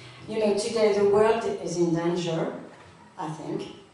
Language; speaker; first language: English; non-native, fluent; French